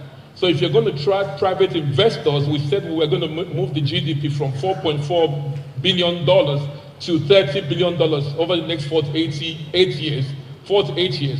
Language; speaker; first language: English; non-native, local second language; Igbo